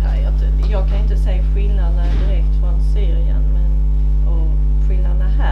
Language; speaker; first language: Swedish; native; Swedish